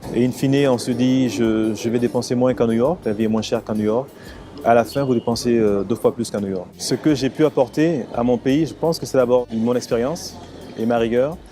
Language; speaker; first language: French; early bilingual, other home language; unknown